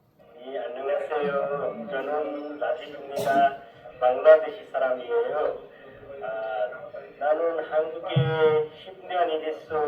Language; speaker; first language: Korean; non-native, learner; Bangla